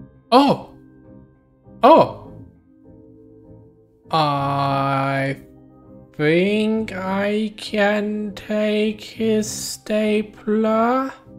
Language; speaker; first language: English; non-native, fluent; German